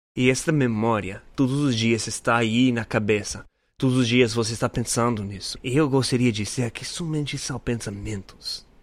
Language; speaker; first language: Portuguese; non-native, learner; English